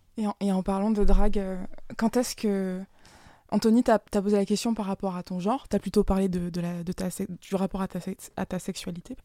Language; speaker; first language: French; native; French